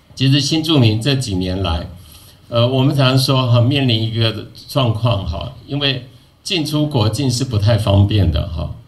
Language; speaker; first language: Chinese; native; Chinese